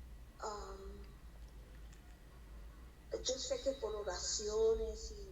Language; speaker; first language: Spanish; early bilingual, heritage; Spanish